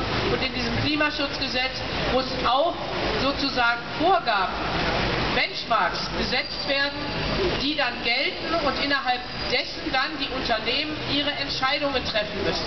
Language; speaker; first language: German; native; German